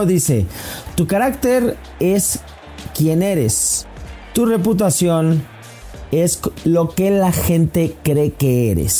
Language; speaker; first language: Spanish; native; Spanish